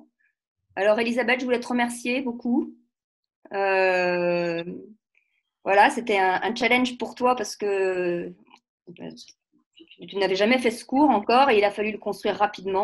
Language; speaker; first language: French; native; French